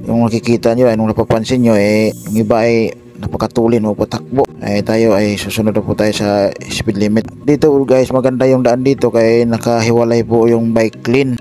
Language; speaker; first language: Filipino; non-native, local second language; Hiligaynon